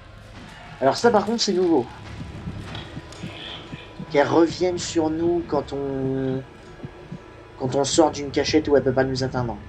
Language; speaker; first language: French; native; French